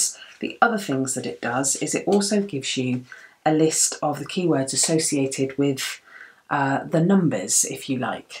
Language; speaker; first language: English; native; English